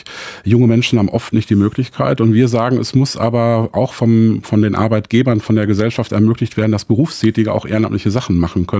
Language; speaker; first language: German; native; German